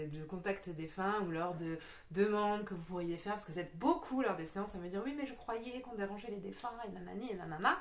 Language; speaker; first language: French; native; French